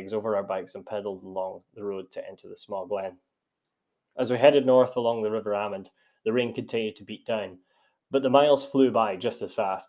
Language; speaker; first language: English; native; English